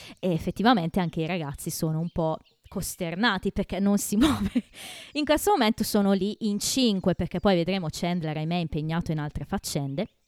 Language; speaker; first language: Italian; native; Italian